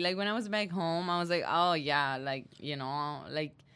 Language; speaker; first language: English; non-native, fluent; Spanish